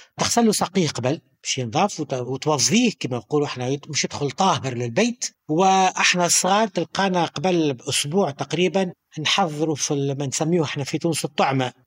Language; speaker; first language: Arabic; native; Arabic